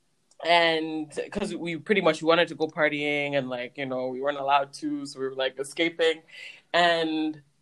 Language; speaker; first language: English; native; English